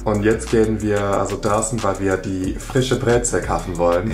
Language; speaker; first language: German; non-native, fluent; English